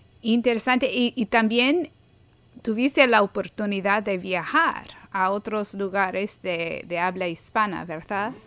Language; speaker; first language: Spanish; non-native, fluent; English